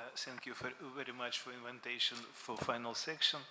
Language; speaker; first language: English; non-native, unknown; Russian